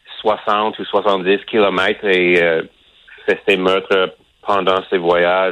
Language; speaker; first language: French; non-native, local second language; English